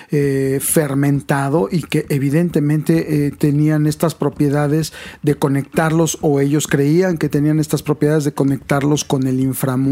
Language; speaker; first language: Spanish; native; Spanish